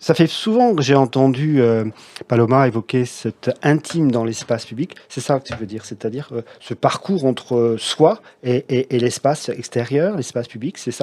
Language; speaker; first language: French; native; French